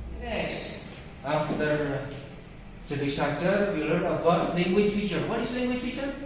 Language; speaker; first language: English; non-native, learner; Indonesian